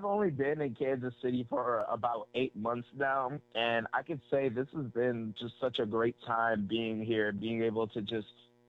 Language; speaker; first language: English; native; English